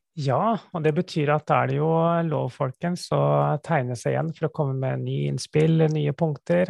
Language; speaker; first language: Norwegian; native; Norwegian